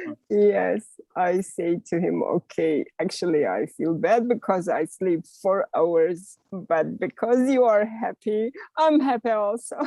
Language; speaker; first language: English; non-native, learner; Russian